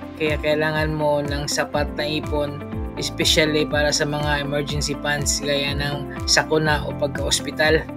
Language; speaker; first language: Filipino; non-native, local second language; Hiligaynon